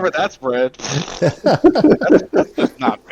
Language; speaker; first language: English; native; English